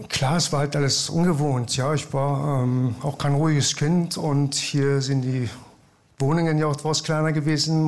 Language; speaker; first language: German; early bilingual, other home language; Persian